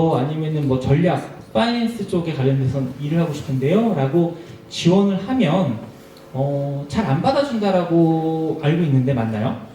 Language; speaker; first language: Korean; native; Korean